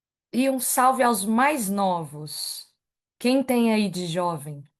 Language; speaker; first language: Portuguese; native; Portuguese